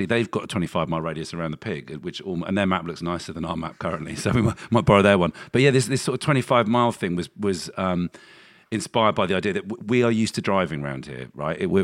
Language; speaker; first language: English; native; English